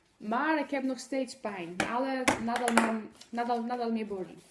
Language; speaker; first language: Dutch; non-native, fluent; Polish